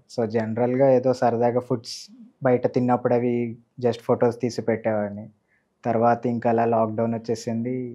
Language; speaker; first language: Telugu; native; Telugu